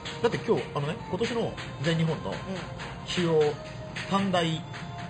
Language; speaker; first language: Japanese; native; Japanese